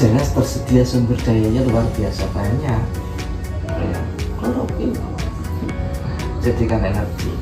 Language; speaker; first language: Indonesian; native; Indonesian